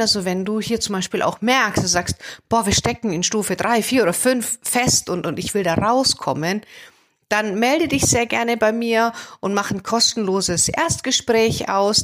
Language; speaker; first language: German; native; German